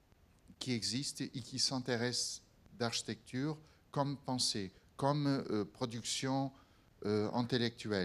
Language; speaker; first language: French; non-native, fluent; Portuguese